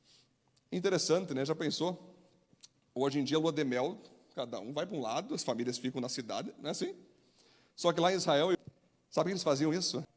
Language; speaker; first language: Portuguese; native; Portuguese